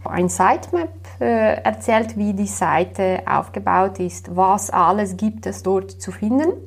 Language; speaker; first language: German; non-native, fluent; Slovenian